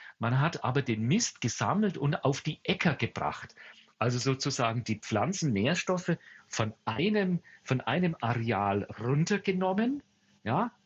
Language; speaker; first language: German; native; German